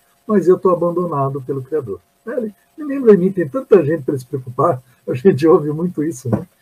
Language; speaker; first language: Portuguese; native; Portuguese